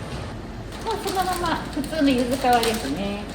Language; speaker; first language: Japanese; native; Japanese